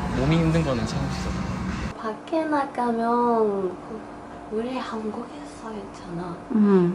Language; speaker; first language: Korean; non-native, fluent; Thai